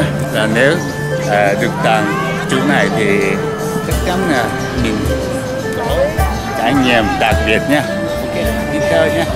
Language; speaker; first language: Vietnamese; non-native, learner; Japanese